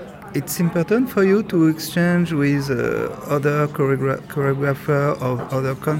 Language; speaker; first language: English; non-native, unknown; French